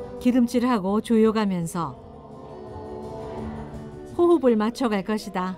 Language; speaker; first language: Korean; native; Korean